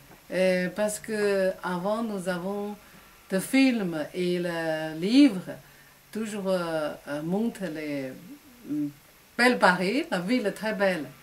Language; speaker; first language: French; non-native, learner; Chinese